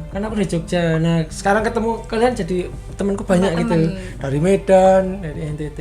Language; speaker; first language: Indonesian; native; Indonesian